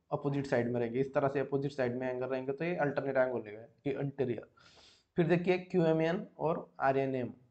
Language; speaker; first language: Hindi; non-native, local second language; Marathi